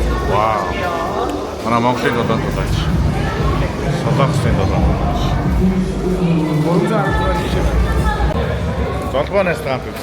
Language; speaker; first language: Mongolian; native; Mongolian